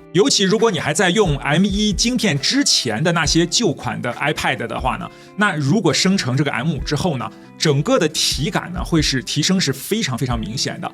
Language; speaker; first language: Chinese; native; Chinese